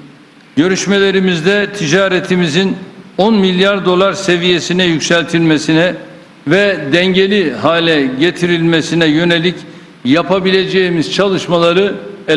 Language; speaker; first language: Turkish; native; Turkish